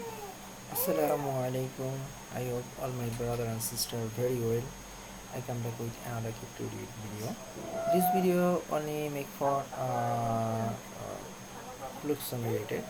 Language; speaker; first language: English; non-native, local second language; Bangla